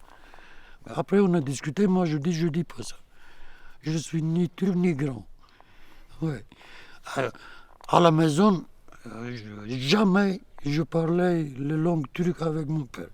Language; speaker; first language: French; non-native, learner; Kurdish